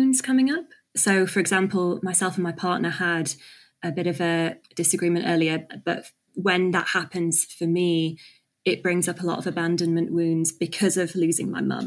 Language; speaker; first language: English; native; English